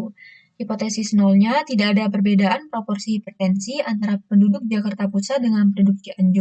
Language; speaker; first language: Indonesian; native; Indonesian